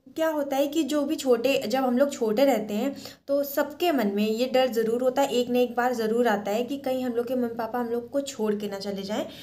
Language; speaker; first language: Hindi; native; Hindi